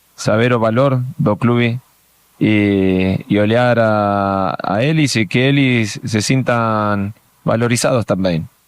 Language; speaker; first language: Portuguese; non-native, learner; Spanish